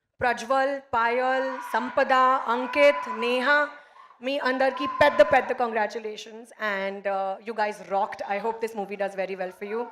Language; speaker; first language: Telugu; non-native, local second language; Hindi